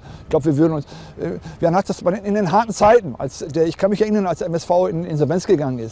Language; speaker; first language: German; native; German